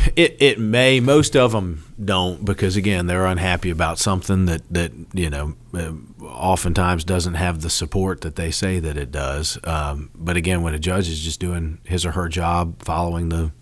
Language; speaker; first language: English; native; English